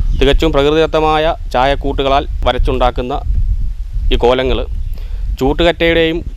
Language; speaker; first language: Malayalam; native; Malayalam